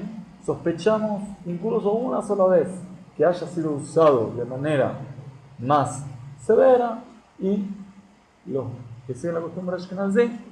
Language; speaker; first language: Spanish; native; Spanish